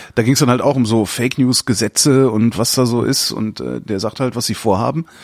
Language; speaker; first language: German; native; German